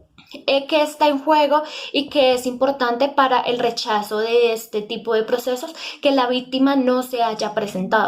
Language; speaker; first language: Spanish; native; Spanish